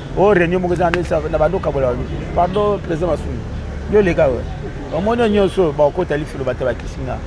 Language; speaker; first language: Lingala; native; Lingala